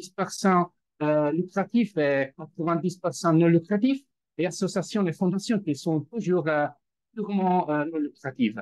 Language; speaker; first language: French; non-native, fluent; Italian